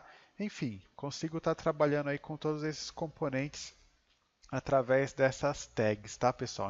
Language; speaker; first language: Portuguese; native; Portuguese